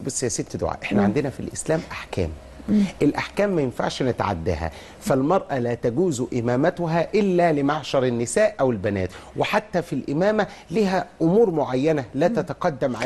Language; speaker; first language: Arabic; native; Arabic